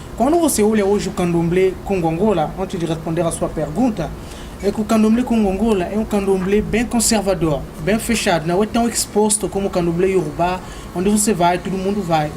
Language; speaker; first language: Portuguese; non-native, fluent; Kongo